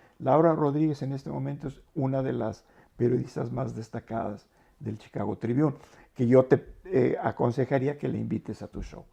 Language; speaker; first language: Spanish; native; Spanish